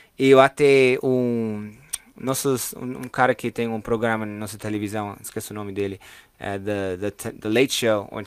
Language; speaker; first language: Portuguese; non-native, fluent; English